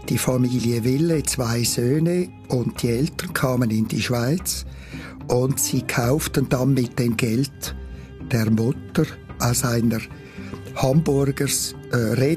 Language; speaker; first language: German; native; German